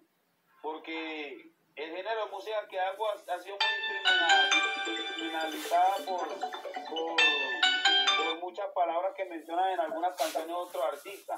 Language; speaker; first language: Spanish; native; Spanish